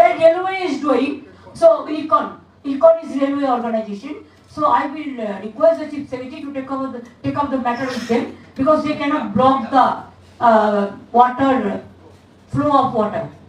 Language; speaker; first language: English; non-native, local second language; Bangla